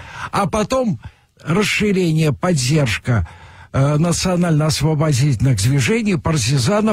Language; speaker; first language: Russian; native; Russian